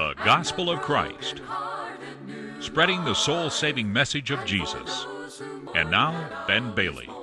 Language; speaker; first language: English; native; English